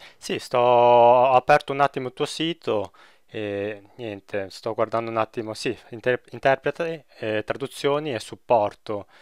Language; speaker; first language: Italian; native; Italian